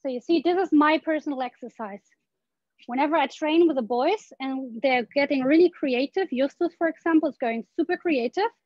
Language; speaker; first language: English; non-native, fluent; German